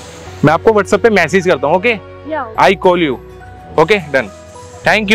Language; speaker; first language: Hindi; native; Hindi